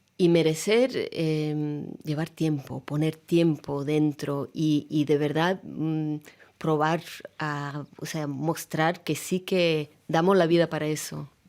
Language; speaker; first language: Spanish; non-native, fluent; Russian